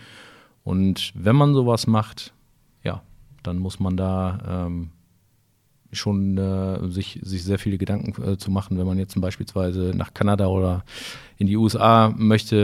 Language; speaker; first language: German; native; German